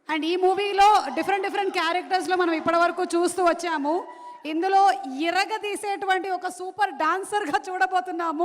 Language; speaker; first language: Telugu; native; Telugu